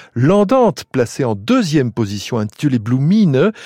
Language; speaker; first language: French; native; French